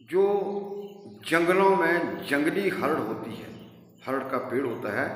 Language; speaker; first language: Hindi; native; Hindi